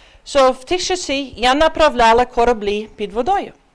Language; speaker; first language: Ukrainian; early bilingual, heritage; Ukrainian